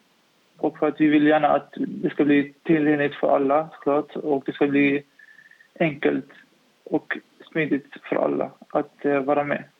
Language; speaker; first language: Swedish; non-native, fluent; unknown